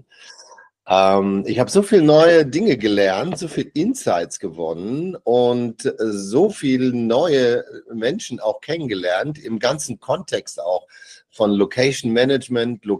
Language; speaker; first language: German; native; German